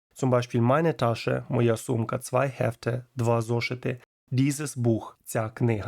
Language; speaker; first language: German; non-native, fluent; Ukrainian